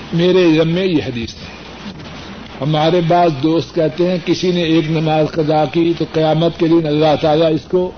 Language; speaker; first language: Urdu; non-native, local second language; Punjabi